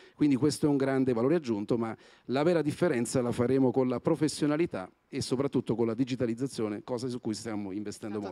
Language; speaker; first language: Italian; native; Italian